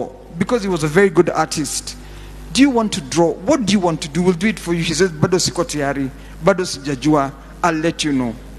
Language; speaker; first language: English; non-native, local second language; Swahili